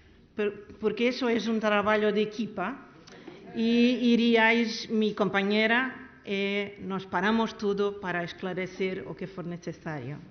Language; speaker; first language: Spanish; non-native, learner; Portuguese